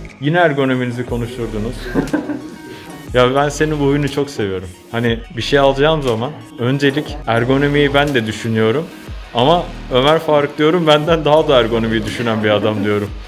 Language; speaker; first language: Turkish; native; Turkish